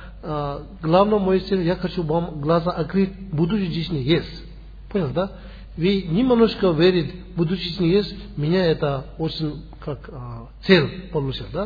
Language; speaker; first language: Russian; non-native, learner; Tibetan